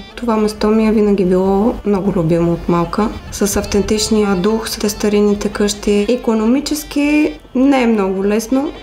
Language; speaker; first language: Bulgarian; native; Bulgarian